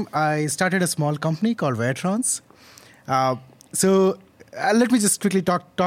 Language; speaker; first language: English; non-native, local second language; Hindi